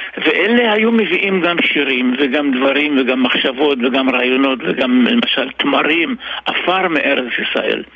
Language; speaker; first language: Hebrew; early bilingual, other home language; Arabic